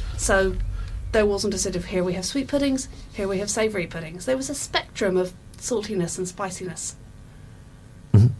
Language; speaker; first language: English; native; English